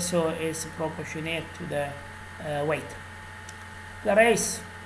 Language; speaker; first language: English; non-native, fluent; Arabic